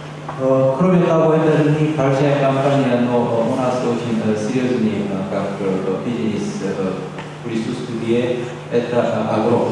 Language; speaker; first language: Russian; non-native, learner; Korean